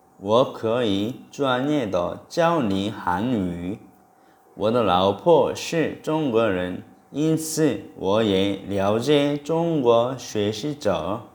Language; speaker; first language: Chinese; non-native, learner; Korean